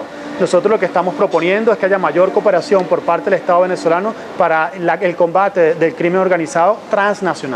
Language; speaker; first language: Spanish; native; Spanish